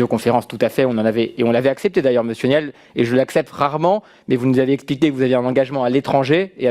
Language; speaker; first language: French; native; French